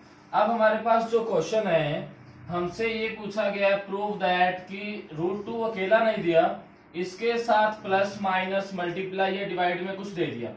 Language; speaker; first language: Hindi; native; Hindi